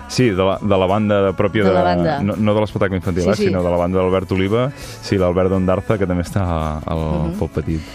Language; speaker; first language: Catalan; native; Catalan